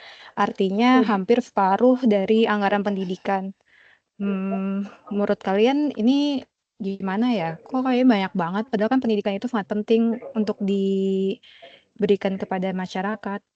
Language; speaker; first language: Indonesian; native; Indonesian